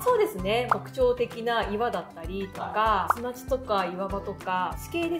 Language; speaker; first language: Japanese; native; Japanese